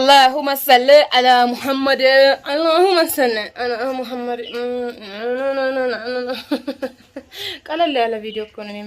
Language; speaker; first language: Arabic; non-native, learner; Amharic